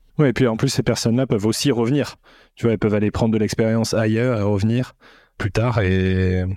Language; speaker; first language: French; native; French